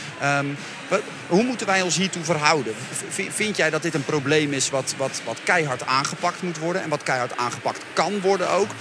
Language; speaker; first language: Dutch; native; Dutch